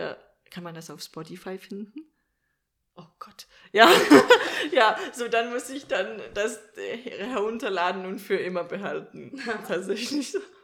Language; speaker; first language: German; non-native, fluent; Danish